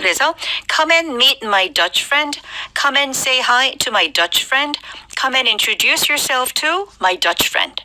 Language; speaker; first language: English; non-native, fluent; Korean